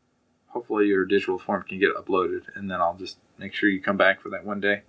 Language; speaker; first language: English; native; English